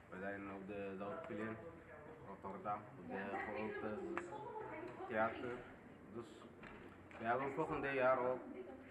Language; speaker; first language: Dutch; non-native, learner; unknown